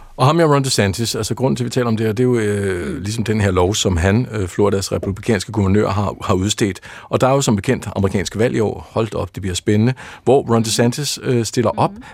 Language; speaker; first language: Danish; native; Danish